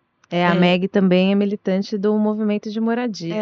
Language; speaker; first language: Portuguese; native; Portuguese